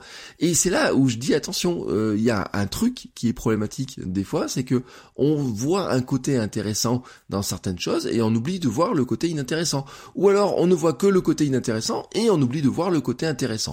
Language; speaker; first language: French; native; French